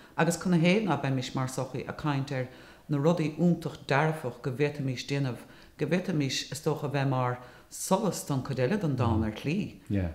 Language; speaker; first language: Irish; native; Irish